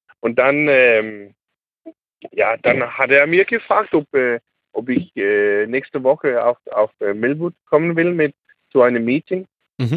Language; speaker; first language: German; non-native, learner; Danish